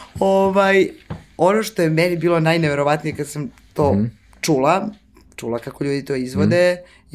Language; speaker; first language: Serbian; native; Serbian